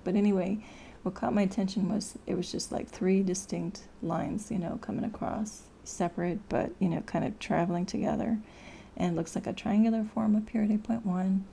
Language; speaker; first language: English; native; English